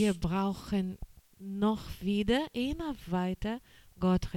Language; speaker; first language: German; non-native, learner; Portuguese